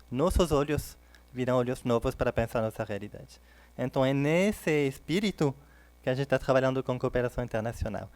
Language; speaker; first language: Portuguese; non-native, fluent; French